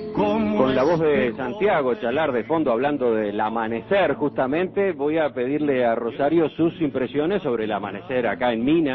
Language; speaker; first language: Spanish; native; Spanish